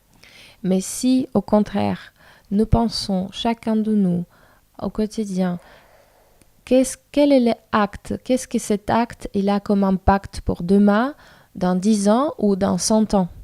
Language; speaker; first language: French; non-native, fluent; Russian